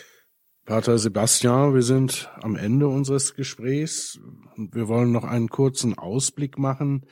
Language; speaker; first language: German; native; German